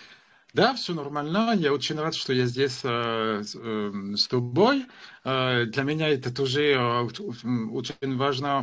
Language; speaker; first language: Russian; non-native, fluent; French